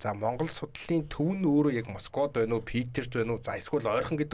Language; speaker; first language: Mongolian; native; Mongolian